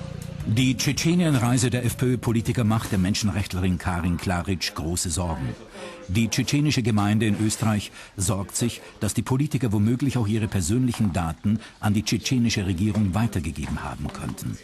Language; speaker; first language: German; native; German